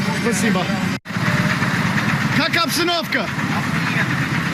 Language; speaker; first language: Russian; non-native, learner; English